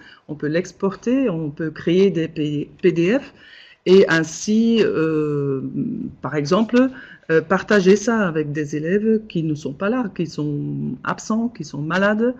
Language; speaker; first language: French; non-native, local second language; Dutch